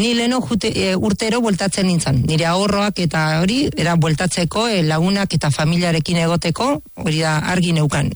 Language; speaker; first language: Basque; non-native, fluent; Spanish